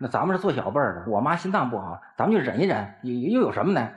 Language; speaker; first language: Chinese; native; Chinese